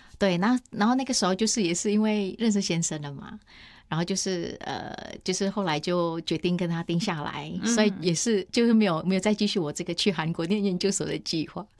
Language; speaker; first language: Chinese; non-native, fluent; Indonesian